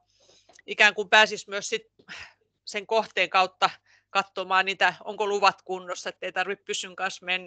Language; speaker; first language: Finnish; native; Finnish